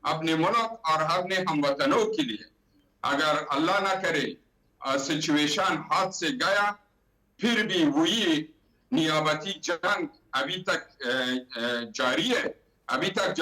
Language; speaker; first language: Hindi; non-native, learner; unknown